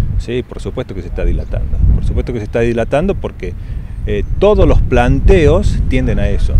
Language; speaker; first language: Spanish; native; Spanish